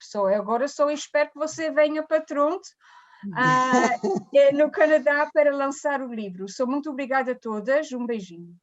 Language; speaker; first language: Portuguese; early bilingual, heritage; Portuguese